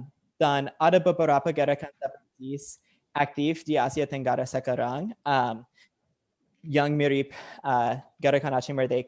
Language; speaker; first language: Indonesian; non-native, learner; English